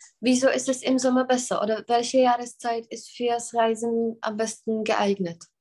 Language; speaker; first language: German; non-native, fluent; Czech